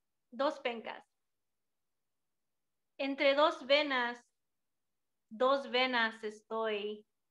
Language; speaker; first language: Spanish; early bilingual, heritage; Spanish